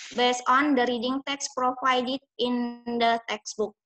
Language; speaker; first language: English; non-native, fluent; Indonesian